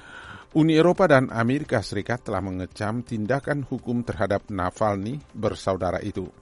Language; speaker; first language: Indonesian; native; Indonesian